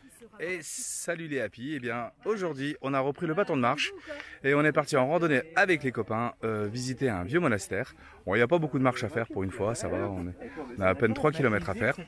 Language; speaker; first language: French; native; French